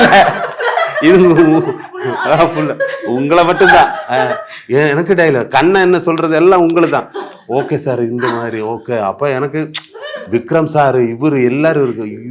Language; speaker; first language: Tamil; non-native, learner; Malayalam